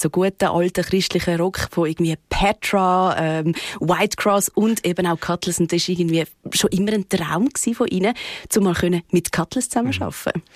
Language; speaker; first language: German; native; German